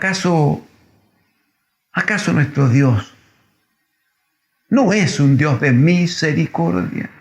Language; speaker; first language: Spanish; native; Spanish